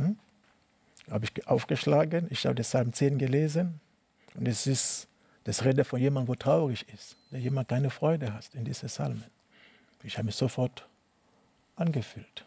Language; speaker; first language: German; non-native, learner; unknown